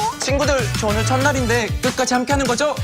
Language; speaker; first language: Korean; native; Korean